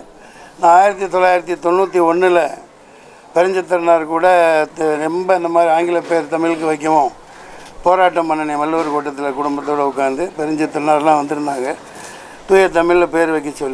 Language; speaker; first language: Tamil; native; Tamil